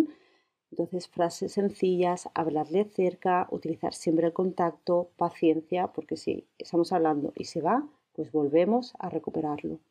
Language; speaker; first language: Spanish; native; Spanish